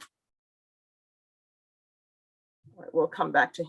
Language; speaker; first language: English; native; English